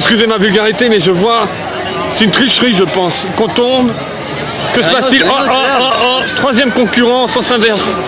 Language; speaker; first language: French; native; French